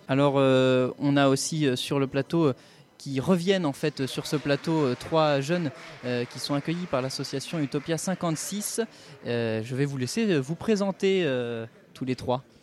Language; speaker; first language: French; native; French